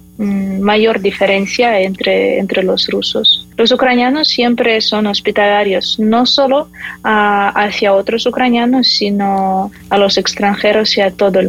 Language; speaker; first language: Spanish; non-native, fluent; Ukrainian